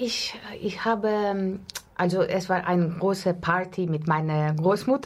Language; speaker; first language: German; non-native, learner; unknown